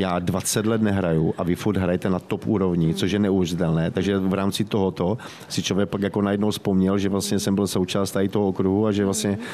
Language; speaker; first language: Czech; native; Czech